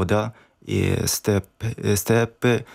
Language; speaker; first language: Ukrainian; non-native, learner; Japanese